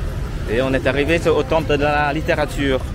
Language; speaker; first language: French; non-native, fluent; Vietnamese